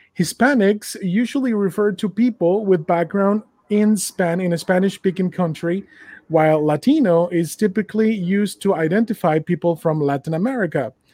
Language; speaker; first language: English; non-native, fluent; Spanish